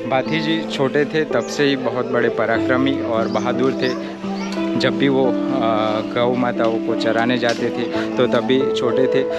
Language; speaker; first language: Hindi; non-native, local second language; Gujarati